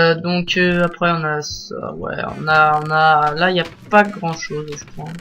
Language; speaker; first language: French; native; French